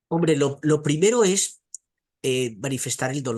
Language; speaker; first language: Spanish; native; Spanish